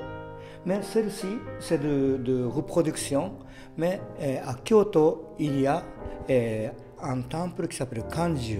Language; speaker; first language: French; non-native, fluent; Japanese